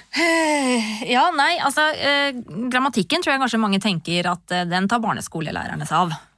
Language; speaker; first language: Norwegian; native; Norwegian